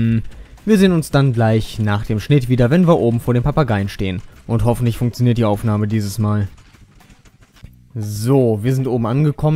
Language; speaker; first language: German; native; German